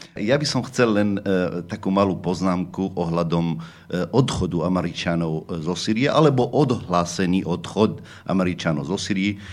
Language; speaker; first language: Slovak; non-native, fluent; Arabic